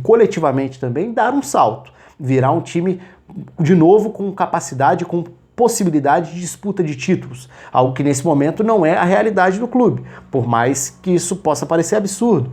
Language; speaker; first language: Portuguese; native; Portuguese